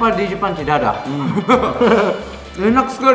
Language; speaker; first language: Indonesian; non-native, fluent; Japanese